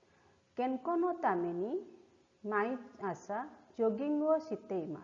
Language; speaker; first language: Japanese; non-native, fluent; Hindi